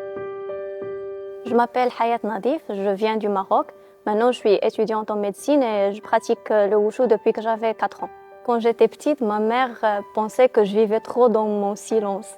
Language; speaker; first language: French; non-native, local second language; Arabic